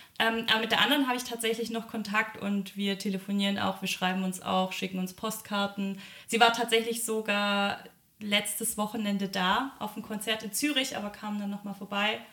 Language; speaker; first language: German; early bilingual, other home language; Polish